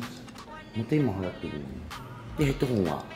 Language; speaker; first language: Japanese; native; Japanese